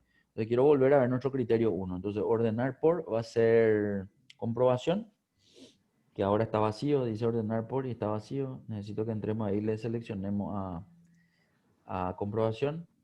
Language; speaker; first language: Spanish; native; Spanish